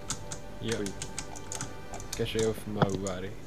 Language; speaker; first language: Swedish; native; Swedish